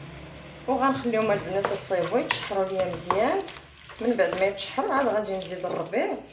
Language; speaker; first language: Arabic; native; Arabic